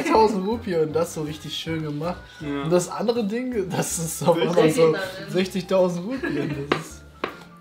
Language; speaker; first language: German; native; German